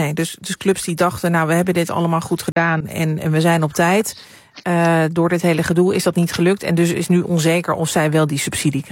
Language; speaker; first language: Dutch; native; Dutch